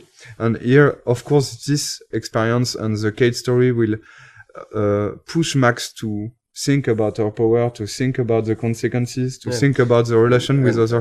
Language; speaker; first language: English; non-native, fluent; French